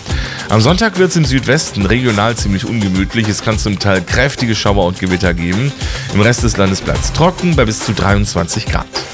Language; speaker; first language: German; native; German